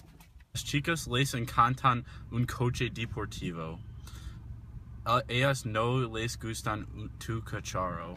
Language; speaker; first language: Spanish; non-native, learner; English